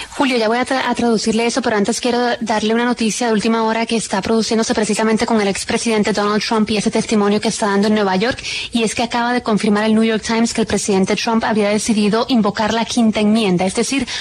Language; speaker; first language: Spanish; native; Spanish